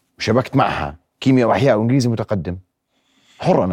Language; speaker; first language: Arabic; native; Arabic